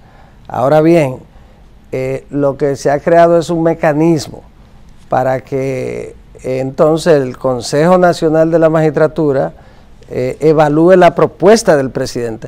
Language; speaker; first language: Spanish; native; Spanish